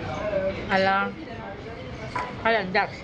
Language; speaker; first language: Greek; non-native, learner; Filipino